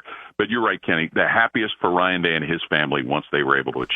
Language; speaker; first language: English; native; English